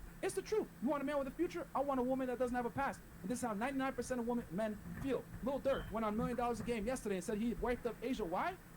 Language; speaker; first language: English; native; English